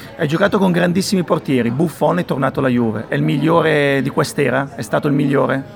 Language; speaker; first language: Italian; native; Italian